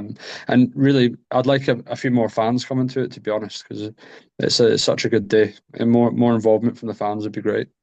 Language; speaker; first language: English; native; English